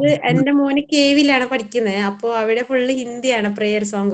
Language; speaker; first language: Malayalam; native; Malayalam